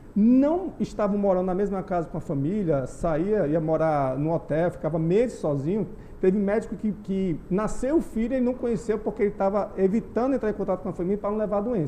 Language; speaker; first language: Portuguese; native; Portuguese